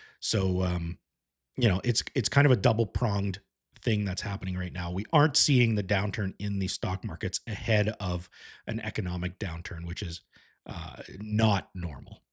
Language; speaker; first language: English; native; English